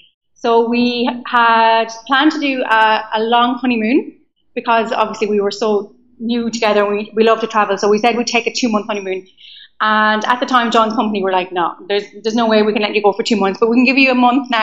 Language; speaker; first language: English; native; English